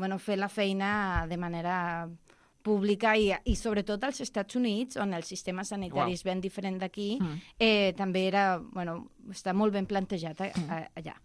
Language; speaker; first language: Catalan; non-native, local second language; Spanish